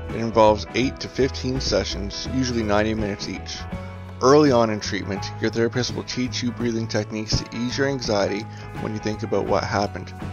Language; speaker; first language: English; native; English